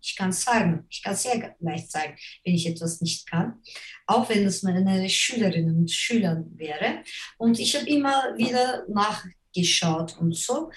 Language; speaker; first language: German; non-native, fluent; Turkish